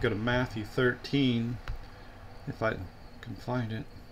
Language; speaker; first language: English; native; English